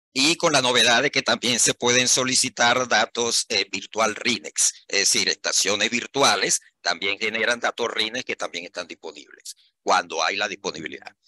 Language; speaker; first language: Spanish; native; Spanish